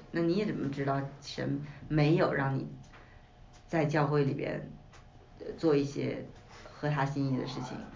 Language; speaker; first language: Chinese; native; Chinese